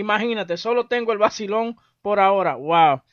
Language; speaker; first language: Spanish; early bilingual, heritage; Spanish